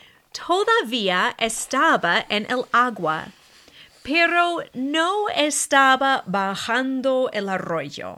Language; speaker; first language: Spanish; non-native, fluent; English